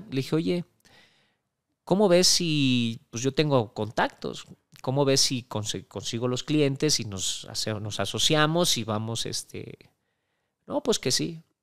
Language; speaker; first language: Spanish; native; Spanish